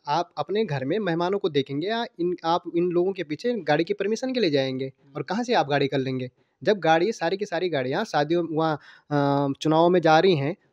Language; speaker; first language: Hindi; non-native, local second language; Garhwali